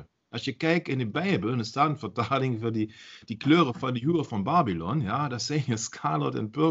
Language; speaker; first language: Dutch; non-native, learner; German